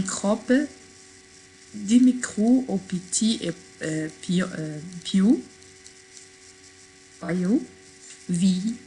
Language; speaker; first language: French; non-native, fluent; Arabic